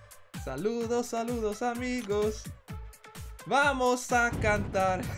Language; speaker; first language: Spanish; non-native, learner; English